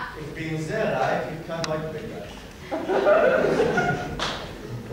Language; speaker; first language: German; non-native, learner; Italian